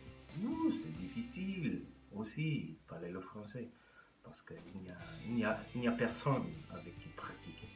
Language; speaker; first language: French; non-native, learner; English